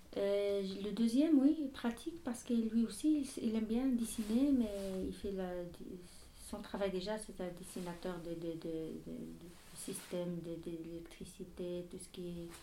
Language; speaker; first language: French; non-native, learner; Arabic